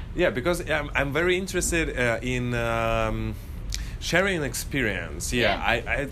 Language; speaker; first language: English; non-native, fluent; Russian